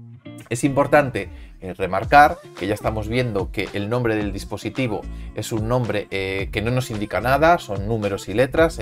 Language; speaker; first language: Spanish; native; Spanish